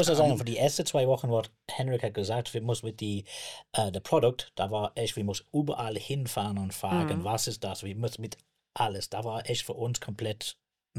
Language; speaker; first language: German; non-native, learner; English